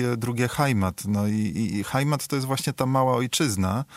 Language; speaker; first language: Polish; native; Polish